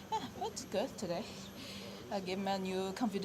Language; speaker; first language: English; non-native, learner; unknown